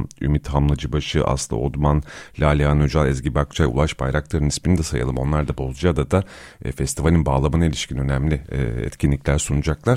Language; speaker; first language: Turkish; native; Turkish